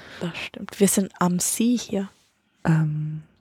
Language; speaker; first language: German; non-native, learner; English